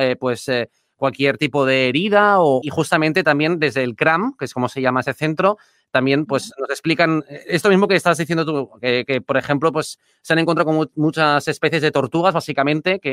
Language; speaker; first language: Spanish; native; Spanish